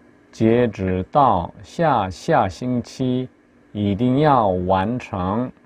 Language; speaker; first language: Chinese; non-native, fluent; Korean